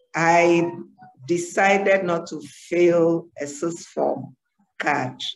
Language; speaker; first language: English; non-native, local second language; Ewe